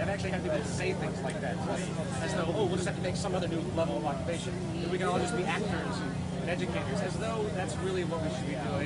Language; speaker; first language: English; native; English